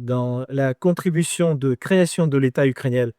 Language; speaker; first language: French; non-native, fluent; Ukrainian